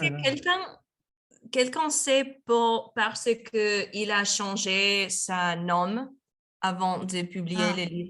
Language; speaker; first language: French; non-native, learner; Spanish